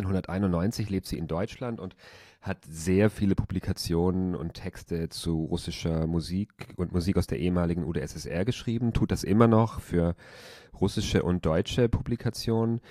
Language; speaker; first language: German; native; German